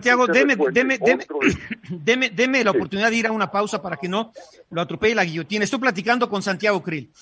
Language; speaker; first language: Spanish; native; Spanish